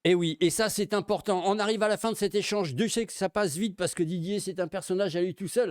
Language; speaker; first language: French; native; French